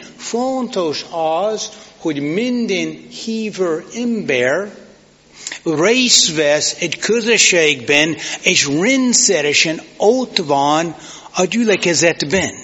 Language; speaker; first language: Hungarian; non-native, fluent; English